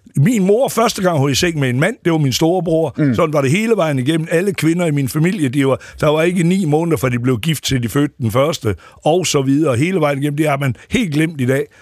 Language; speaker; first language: Danish; native; Danish